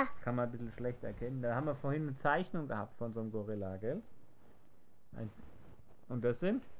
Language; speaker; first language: German; native; German